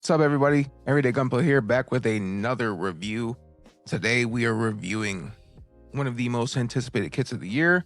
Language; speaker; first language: English; native; English